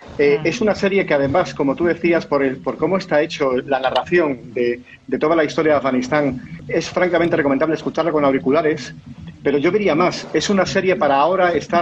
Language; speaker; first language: Spanish; native; Spanish